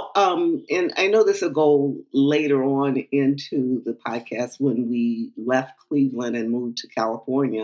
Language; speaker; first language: English; native; English